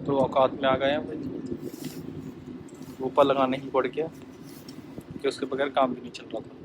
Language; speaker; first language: Hindi; native; Hindi